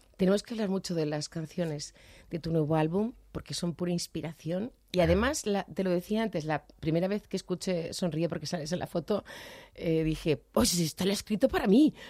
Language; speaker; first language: Spanish; native; Spanish